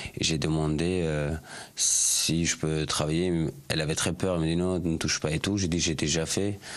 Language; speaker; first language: French; early bilingual, other home language; Persian